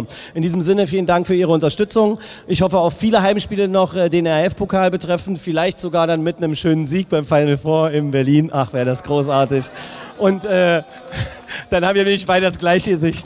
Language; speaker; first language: German; native; German